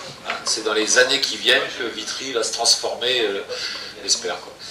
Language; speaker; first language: French; native; French